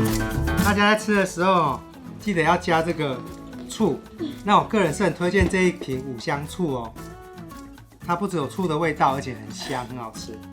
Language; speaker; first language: Chinese; native; Chinese